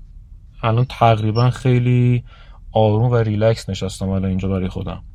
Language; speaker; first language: Persian; native; Persian